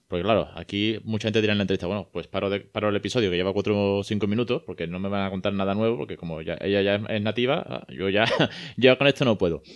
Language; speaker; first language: Spanish; native; Spanish